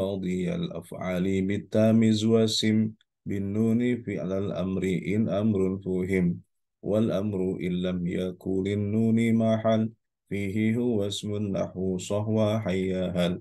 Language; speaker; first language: Arabic; non-native, fluent; Indonesian